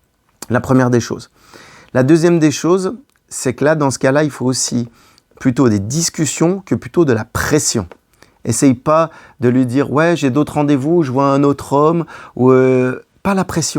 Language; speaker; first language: French; native; French